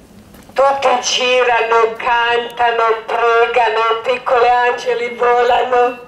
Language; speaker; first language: Italian; non-native, learner; Croatian